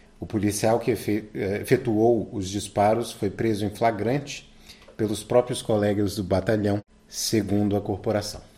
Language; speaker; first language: Portuguese; native; Portuguese